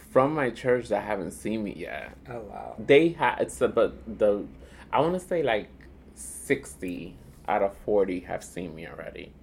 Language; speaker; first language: English; native; English